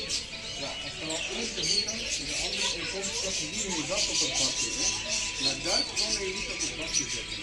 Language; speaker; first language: Dutch; native; Dutch